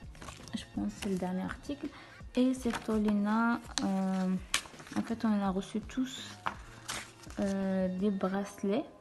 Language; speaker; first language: French; non-native, fluent; Arabic